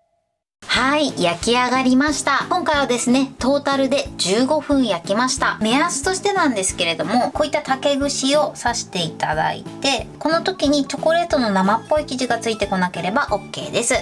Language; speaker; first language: Japanese; native; Japanese